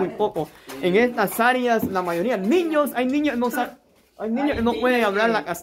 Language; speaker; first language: Spanish; native; Spanish